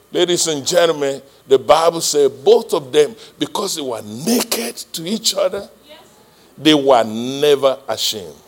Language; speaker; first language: English; non-native, local second language; Yoruba